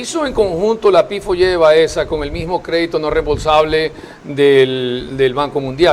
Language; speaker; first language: Spanish; native; Spanish